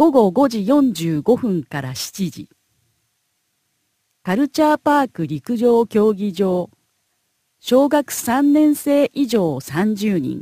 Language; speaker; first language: Japanese; native; Japanese